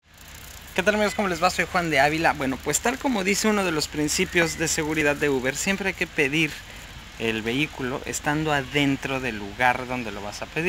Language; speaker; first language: Spanish; native; Spanish